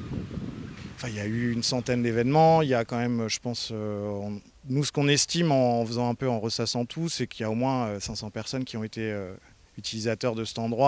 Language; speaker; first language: French; native; French